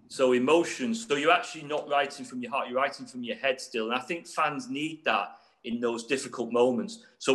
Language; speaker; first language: English; native; English